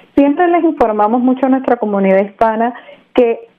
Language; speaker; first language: Spanish; native; Spanish